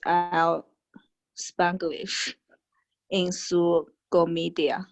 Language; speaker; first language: Spanish; non-native, learner; English